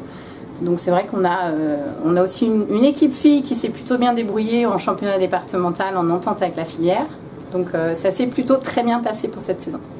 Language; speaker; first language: French; native; French